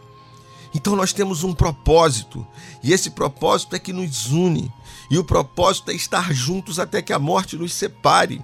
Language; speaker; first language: Portuguese; native; Portuguese